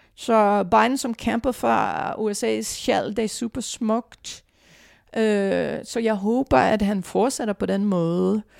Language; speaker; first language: Danish; non-native, fluent; English